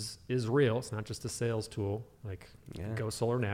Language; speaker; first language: English; native; English